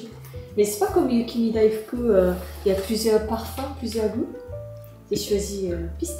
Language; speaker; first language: French; non-native, fluent; Japanese